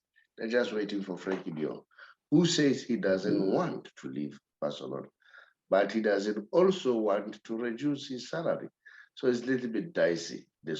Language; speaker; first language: English; non-native, local second language; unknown